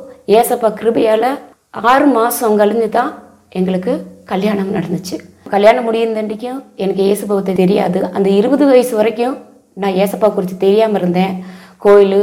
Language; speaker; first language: Tamil; native; Tamil